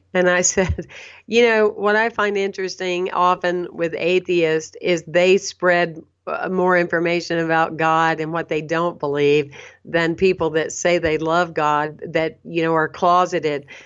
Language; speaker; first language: English; native; English